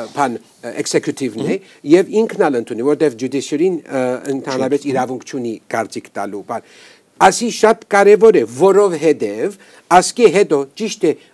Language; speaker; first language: Armenian; early bilingual, heritage; Armenian